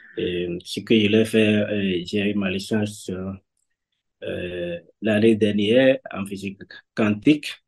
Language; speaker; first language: French; non-native, local second language; Fon